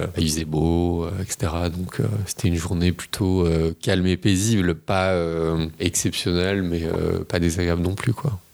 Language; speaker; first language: French; native; French